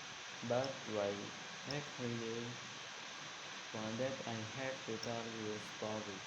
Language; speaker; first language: English; non-native, learner; Indonesian